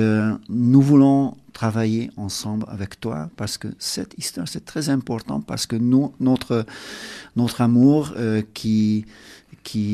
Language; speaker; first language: French; non-native, learner; Hungarian